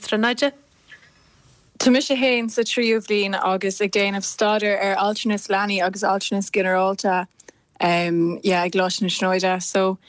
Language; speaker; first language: Irish; non-native, local second language; English